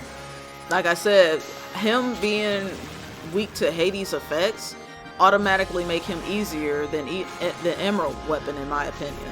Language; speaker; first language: English; native; English